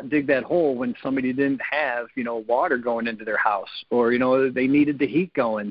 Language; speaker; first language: English; native; English